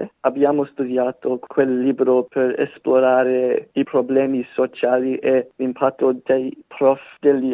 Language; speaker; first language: Italian; non-native, fluent; English